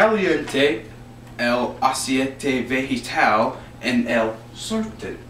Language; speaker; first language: Spanish; non-native, learner; English